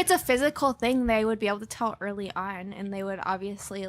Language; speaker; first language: English; native; English